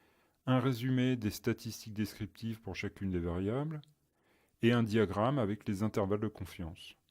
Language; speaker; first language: French; native; French